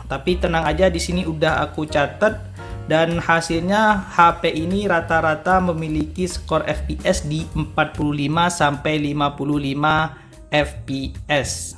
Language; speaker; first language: Indonesian; native; Indonesian